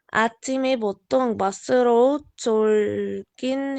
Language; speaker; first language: Korean; non-native, learner; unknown